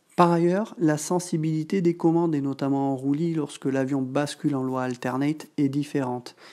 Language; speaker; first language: French; native; French